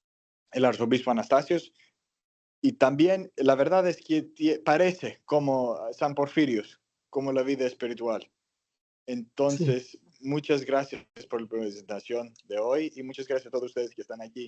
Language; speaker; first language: Spanish; non-native, learner; Greek